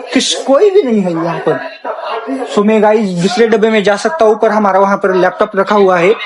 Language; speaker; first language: Hindi; non-native, local second language; Marathi